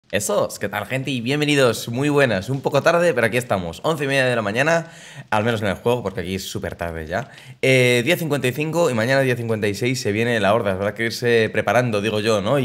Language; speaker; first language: Spanish; native; Spanish